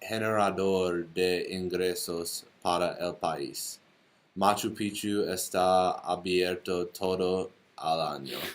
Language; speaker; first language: Spanish; non-native, learner; English